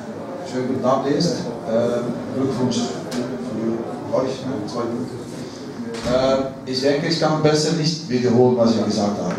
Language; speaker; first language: German; non-native, fluent; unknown